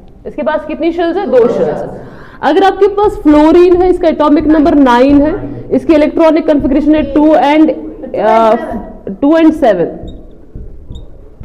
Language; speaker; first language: Hindi; non-native, local second language; Kashmiri